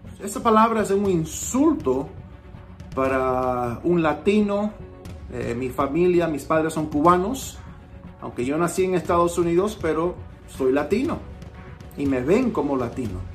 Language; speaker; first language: Spanish; early bilingual, heritage; Spanish